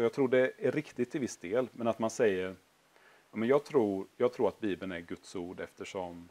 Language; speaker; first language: Swedish; native; Swedish